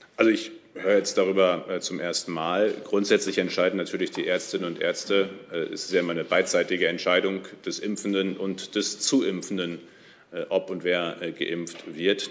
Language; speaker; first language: German; native; German